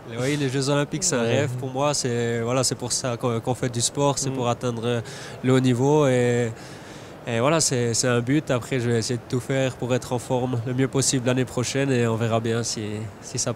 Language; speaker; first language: French; native; French